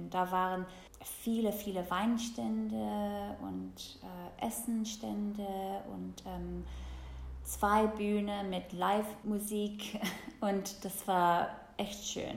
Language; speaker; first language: German; non-native, fluent; English